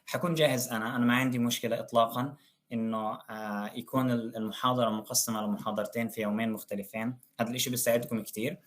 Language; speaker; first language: Arabic; native; Arabic